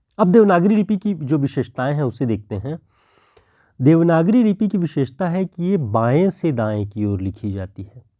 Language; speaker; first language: Hindi; native; Hindi